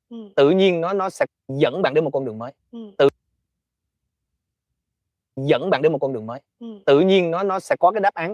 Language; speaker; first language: Vietnamese; native; Vietnamese